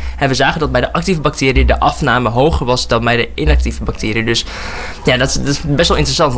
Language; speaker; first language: Dutch; early bilingual, other home language; Burmese